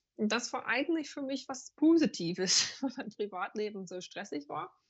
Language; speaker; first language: German; non-native, fluent; English